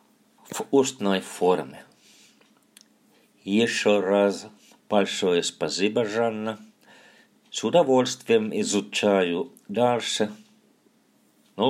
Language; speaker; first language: Russian; non-native, fluent; Finnish